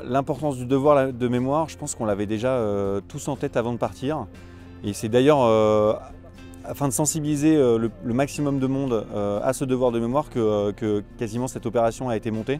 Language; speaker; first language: French; native; French